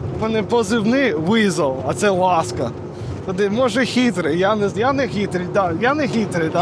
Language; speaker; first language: Ukrainian; non-native, learner; English